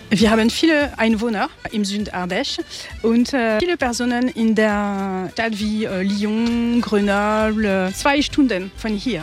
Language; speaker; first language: German; non-native, learner; French